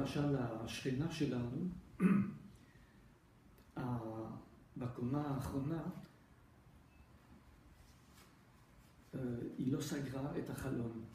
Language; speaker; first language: Hebrew; non-native, fluent; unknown